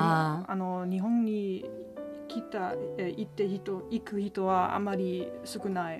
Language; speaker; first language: Japanese; non-native, learner; German